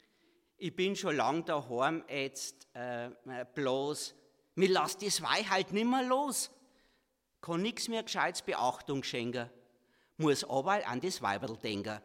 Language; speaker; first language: German; native; German